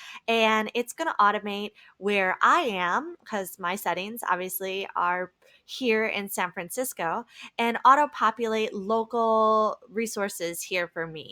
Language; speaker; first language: English; native; English